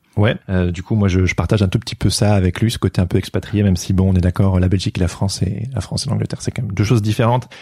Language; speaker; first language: French; native; French